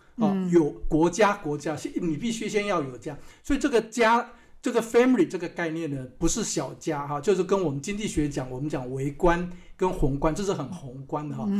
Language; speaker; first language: Chinese; native; Chinese